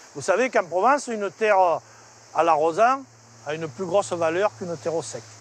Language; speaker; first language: French; native; French